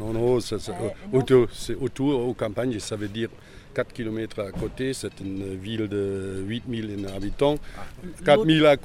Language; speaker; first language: French; non-native, learner; German